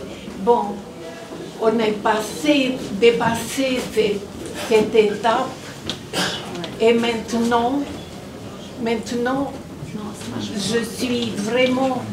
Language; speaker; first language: French; non-native, fluent; Romanian